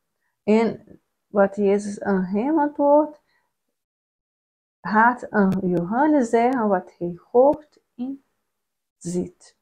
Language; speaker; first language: German; non-native, learner; Portuguese